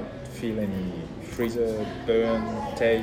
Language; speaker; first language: English; non-native, fluent; French